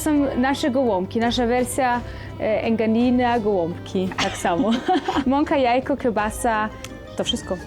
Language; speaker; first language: Polish; early bilingual, heritage; Polish